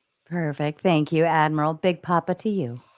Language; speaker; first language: English; native; English